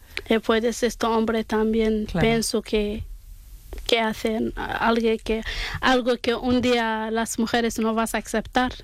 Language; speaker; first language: Spanish; non-native, learner; Arabic